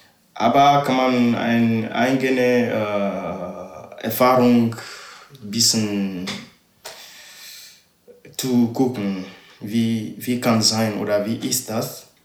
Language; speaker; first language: German; non-native, learner; Ewe